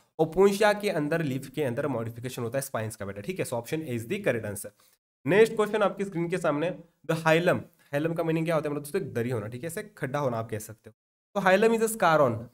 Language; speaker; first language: Hindi; non-native, local second language; Marathi